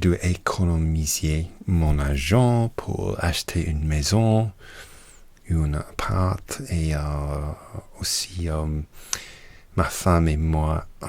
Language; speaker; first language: French; non-native, learner; English